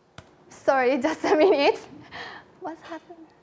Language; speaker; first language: English; non-native, learner; Japanese